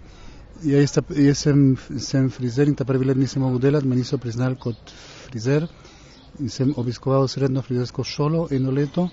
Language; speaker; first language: Slovenian; early bilingual, heritage; Slovenian